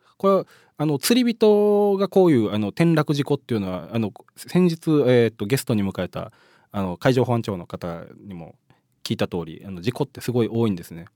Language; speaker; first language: Japanese; native; Japanese